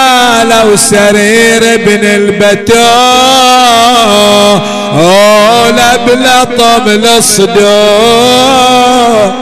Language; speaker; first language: Arabic; native; Arabic